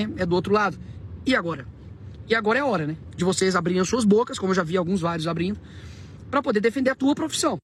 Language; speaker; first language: Portuguese; native; Portuguese